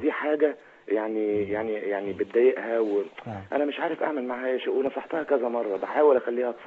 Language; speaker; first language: Arabic; native; Arabic